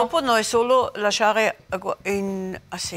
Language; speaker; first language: Italian; non-native, learner; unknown